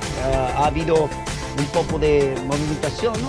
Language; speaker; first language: Portuguese; non-native, learner; Spanish